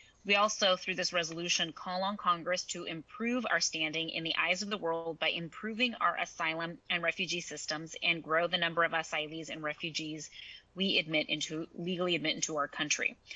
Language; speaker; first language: English; early bilingual, other home language; Spanish